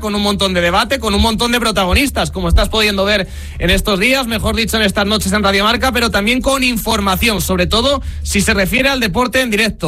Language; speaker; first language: Spanish; native; Spanish